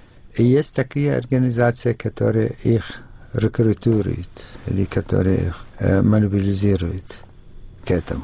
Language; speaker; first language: Russian; non-native, fluent; Arabic